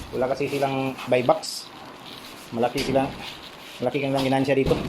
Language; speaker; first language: Filipino; non-native, local second language; Cebuano